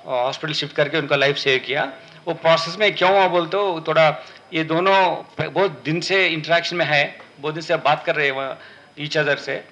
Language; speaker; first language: Hindi; non-native, local second language; Telugu